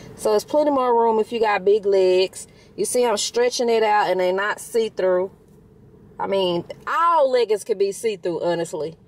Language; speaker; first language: English; native; English